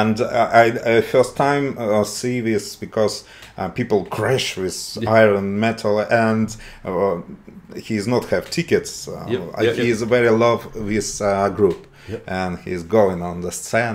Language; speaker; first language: English; non-native, learner; Russian